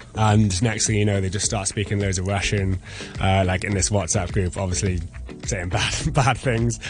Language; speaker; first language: English; native; English